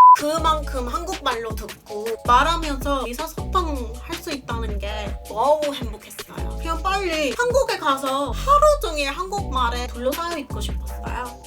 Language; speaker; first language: Korean; non-native, fluent; English